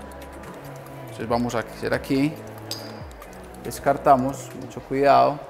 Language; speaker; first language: Spanish; native; Spanish